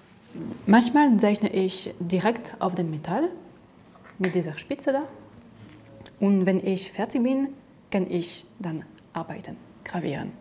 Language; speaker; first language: German; non-native, fluent; French